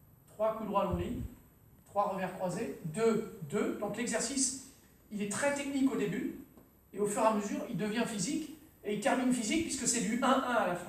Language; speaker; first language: French; native; French